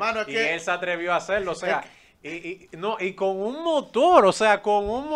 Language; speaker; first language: Spanish; native; Spanish